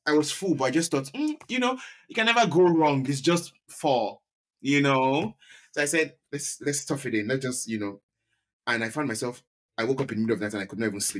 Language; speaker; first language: English; non-native, local second language; Yoruba